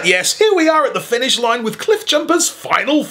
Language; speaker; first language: English; native; English